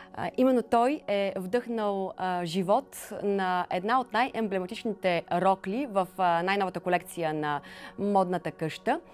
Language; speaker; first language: Bulgarian; native; Bulgarian